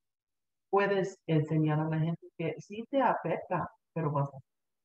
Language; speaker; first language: Spanish; early bilingual, heritage; Spanish